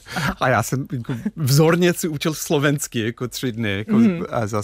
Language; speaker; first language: Czech; non-native, fluent; English